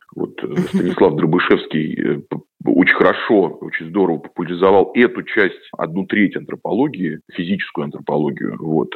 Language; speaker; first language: Russian; native; Russian